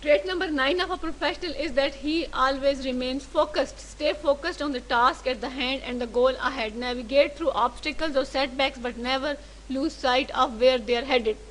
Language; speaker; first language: English; non-native, local second language; Urdu